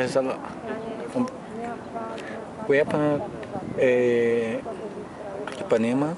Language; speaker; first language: Spanish; non-native, learner; Portuguese